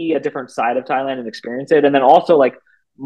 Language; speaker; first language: English; native; English